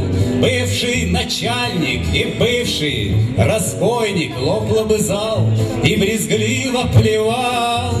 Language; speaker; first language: Russian; native; Russian